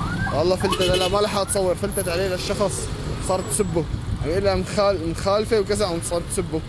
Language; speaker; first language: Arabic; native; Arabic